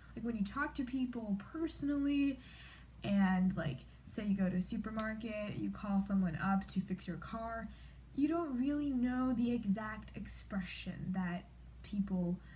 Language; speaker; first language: English; early bilingual, other home language; Chinese